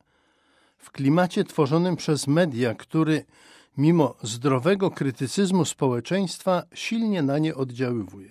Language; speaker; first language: Polish; native; Polish